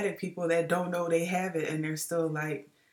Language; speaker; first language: English; native; English